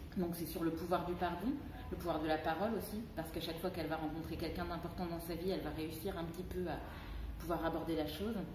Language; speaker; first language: French; native; French